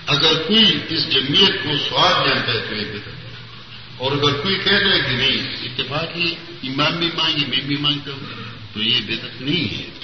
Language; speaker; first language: Urdu; non-native, local second language; Pashto